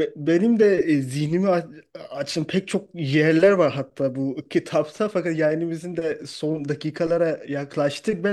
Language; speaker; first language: Turkish; non-native, fluent; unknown